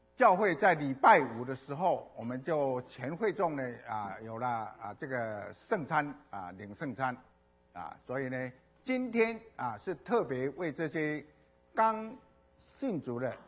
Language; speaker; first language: Chinese; native; Chinese